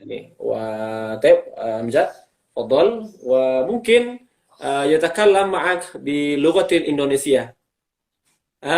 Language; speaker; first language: Arabic; non-native, fluent; Indonesian